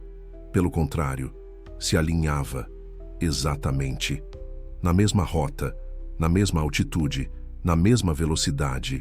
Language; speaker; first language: Portuguese; native; Portuguese